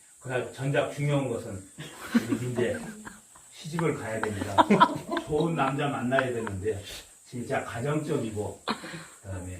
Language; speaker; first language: Korean; native; Korean